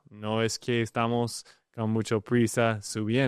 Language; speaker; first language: Spanish; non-native, learner; English